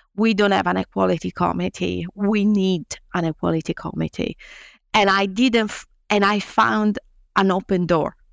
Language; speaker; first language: English; non-native, fluent; Italian